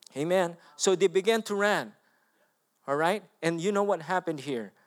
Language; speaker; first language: English; non-native, local second language; Filipino